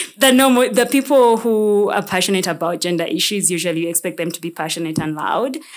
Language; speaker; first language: English; non-native, local second language; Ganda